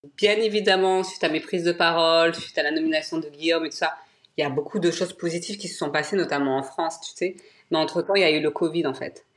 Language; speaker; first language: French; native; French